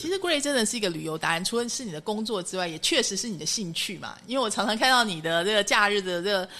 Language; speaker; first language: Chinese; native; Chinese